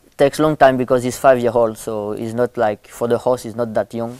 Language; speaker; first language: English; non-native, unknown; French